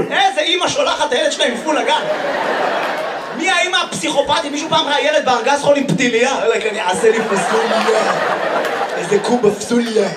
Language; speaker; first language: Hebrew; native; Hebrew